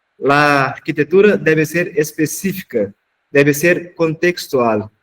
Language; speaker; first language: Spanish; non-native, fluent; Portuguese